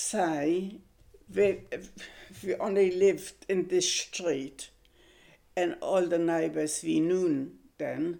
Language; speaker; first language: English; non-native, fluent; German